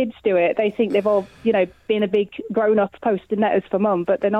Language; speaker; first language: English; native; English